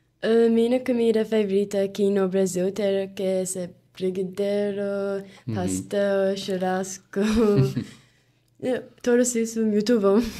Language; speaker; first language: Portuguese; non-native, learner; English